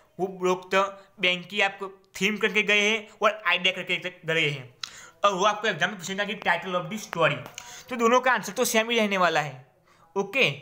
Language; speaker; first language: Hindi; non-native, local second language; Gujarati